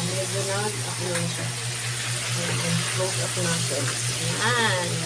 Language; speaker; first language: Filipino; non-native, local second language; Waray